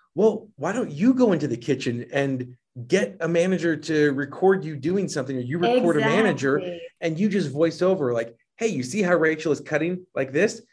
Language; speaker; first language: English; native; English